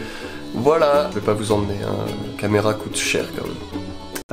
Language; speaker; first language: French; native; French